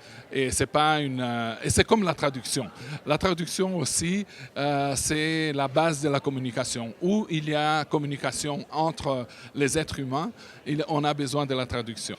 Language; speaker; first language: French; non-native, fluent; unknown